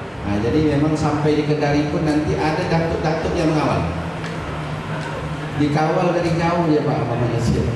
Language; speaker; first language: Indonesian; native; Indonesian